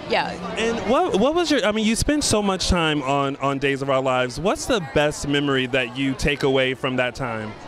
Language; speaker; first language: English; native; English